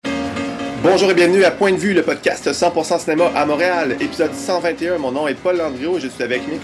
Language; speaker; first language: French; native; French